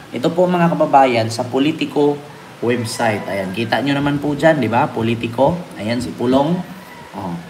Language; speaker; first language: Filipino; non-native, local second language; Cebuano